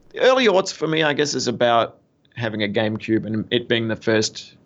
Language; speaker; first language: English; native; English